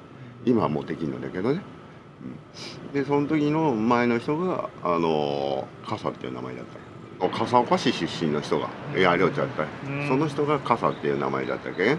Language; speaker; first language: Japanese; native; Japanese